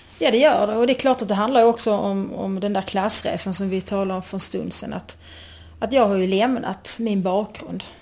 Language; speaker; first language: Swedish; native; Swedish